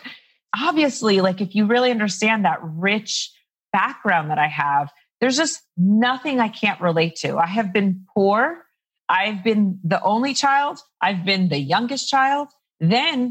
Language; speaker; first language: English; native; English